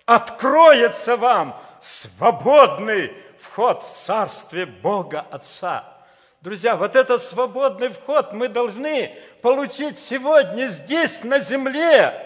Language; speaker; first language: Russian; native; Russian